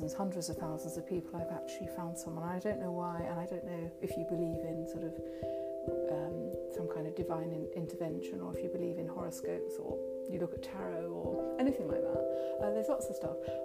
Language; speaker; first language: English; native; English